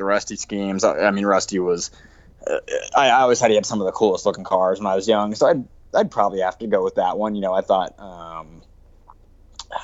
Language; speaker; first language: English; native; English